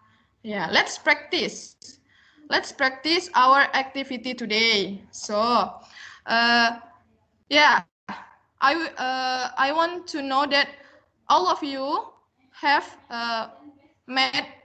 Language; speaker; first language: English; non-native, learner; Indonesian